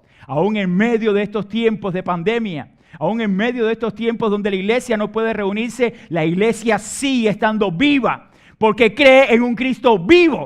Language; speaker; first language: Spanish; native; Spanish